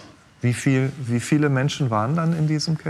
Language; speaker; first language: German; native; German